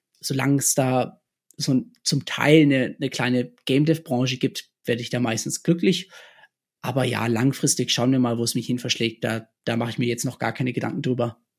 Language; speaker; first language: German; early bilingual, other home language; English